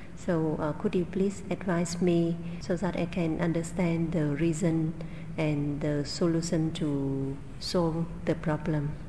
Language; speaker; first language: English; non-native, learner; Vietnamese